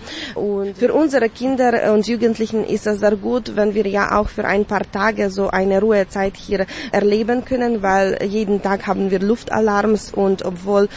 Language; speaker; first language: German; early bilingual, heritage; German